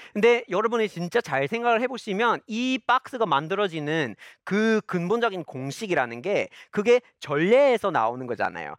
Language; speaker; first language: Korean; non-native, fluent; English